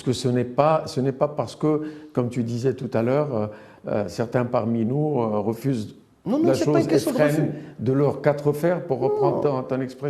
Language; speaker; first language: French; non-native, local second language; Arabic